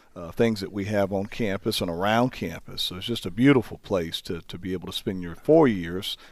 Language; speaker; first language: English; native; English